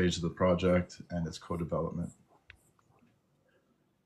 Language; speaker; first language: English; native; English